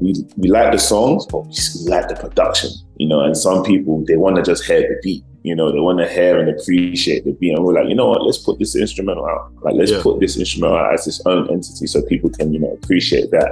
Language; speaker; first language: English; native; English